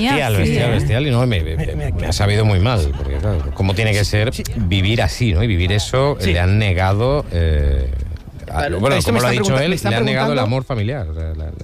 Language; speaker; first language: Spanish; native; Spanish